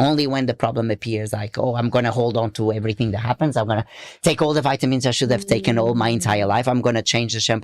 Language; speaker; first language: English; non-native, fluent; Portuguese